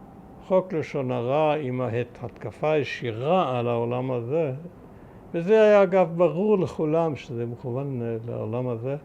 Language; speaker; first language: Hebrew; early bilingual, other home language; German